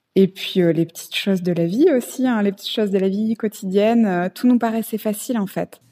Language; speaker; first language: French; native; French